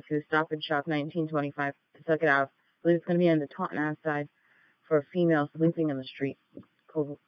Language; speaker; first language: English; native; English